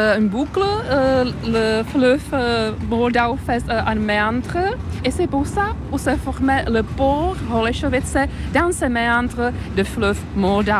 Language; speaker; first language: French; non-native, fluent; Czech